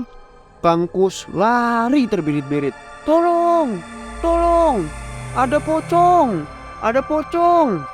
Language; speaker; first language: Indonesian; native; Indonesian